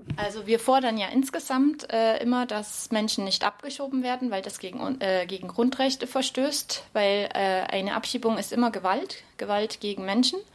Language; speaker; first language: German; native; German